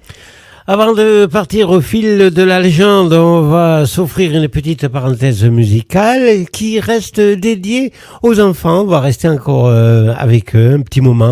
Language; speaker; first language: French; native; French